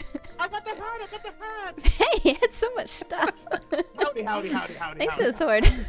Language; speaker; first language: English; native; English